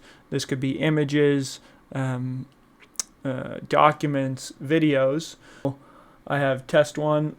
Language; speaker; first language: English; native; English